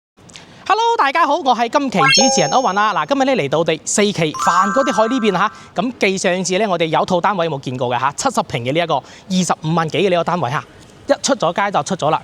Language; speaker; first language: Cantonese; native; Cantonese